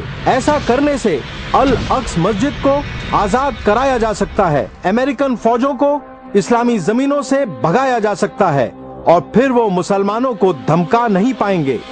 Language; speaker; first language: Hindi; native; Hindi